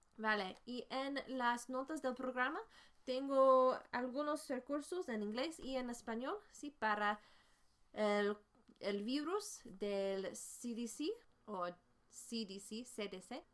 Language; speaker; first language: Spanish; non-native, fluent; English